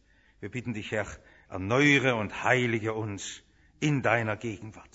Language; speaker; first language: German; native; German